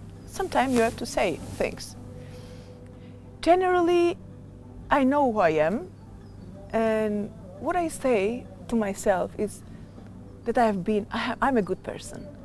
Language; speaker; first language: English; non-native, learner; Albanian